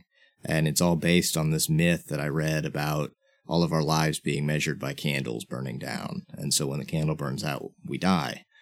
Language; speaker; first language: English; native; English